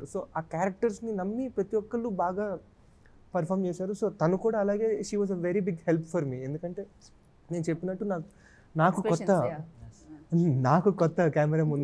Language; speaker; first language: Telugu; native; Telugu